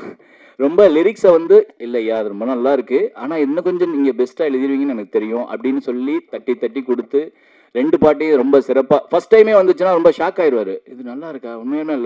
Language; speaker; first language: Tamil; native; Tamil